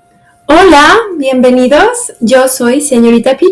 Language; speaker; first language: Spanish; early bilingual, heritage; Spanish